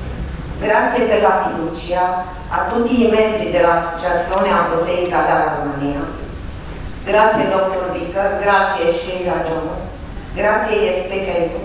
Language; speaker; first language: Italian; non-native, learner; Romanian